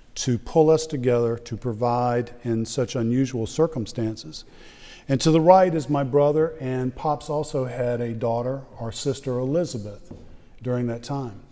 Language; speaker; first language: English; native; English